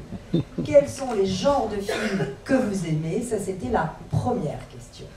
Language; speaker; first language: French; native; French